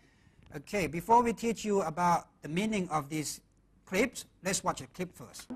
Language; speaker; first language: English; non-native, fluent; Thai